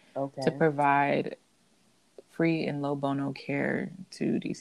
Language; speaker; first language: English; native; English